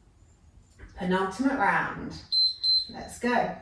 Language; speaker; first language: English; native; English